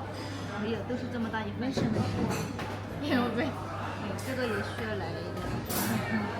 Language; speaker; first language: Chinese; non-native, fluent; Korean